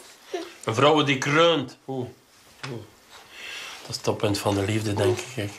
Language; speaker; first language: Dutch; native; Dutch